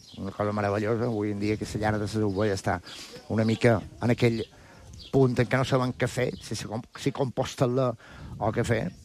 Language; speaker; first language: Catalan; native; Catalan